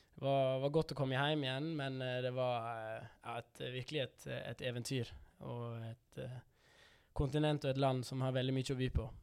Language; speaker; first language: Norwegian; early bilingual, other home language; Dutch